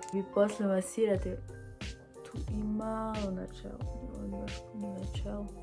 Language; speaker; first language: Bosnian; early bilingual, heritage; Bosnian